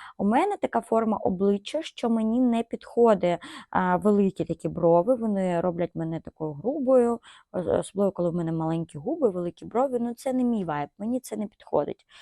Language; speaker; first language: Ukrainian; non-native, local second language; Russian